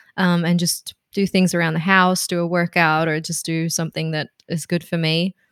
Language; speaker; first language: English; non-native, fluent; German